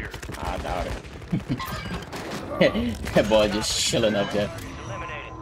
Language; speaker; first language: English; native; English